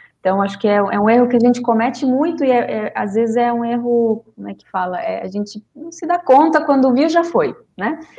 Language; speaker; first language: Portuguese; non-native, fluent; Spanish